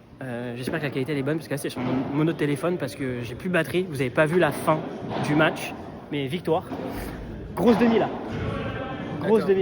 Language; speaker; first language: French; native; French